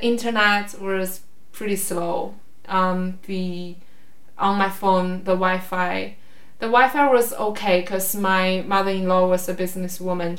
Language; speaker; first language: English; non-native, fluent; Chinese